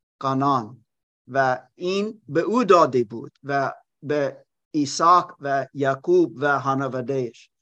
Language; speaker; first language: Persian; non-native, learner; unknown